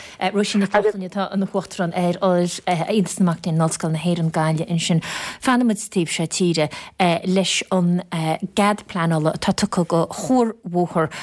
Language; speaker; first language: Irish; native; Irish